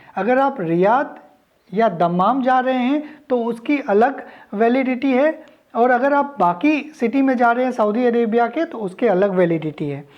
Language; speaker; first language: Hindi; native; Hindi